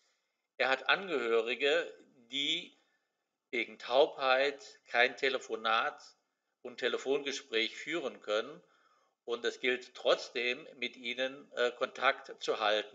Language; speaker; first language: German; native; German